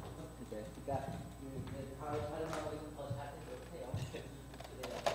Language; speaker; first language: Korean; native; Korean